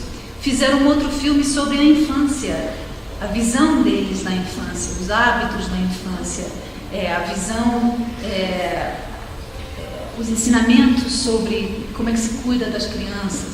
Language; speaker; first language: Portuguese; non-native, fluent; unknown